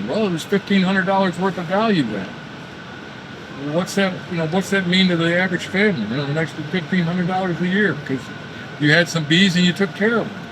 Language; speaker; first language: English; native; English